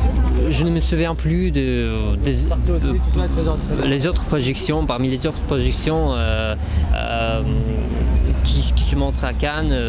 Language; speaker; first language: French; non-native, learner; Russian